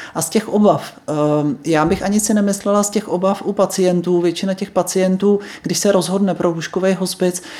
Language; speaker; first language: Czech; native; Czech